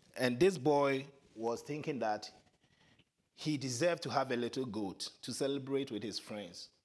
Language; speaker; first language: English; non-native, local second language; Akan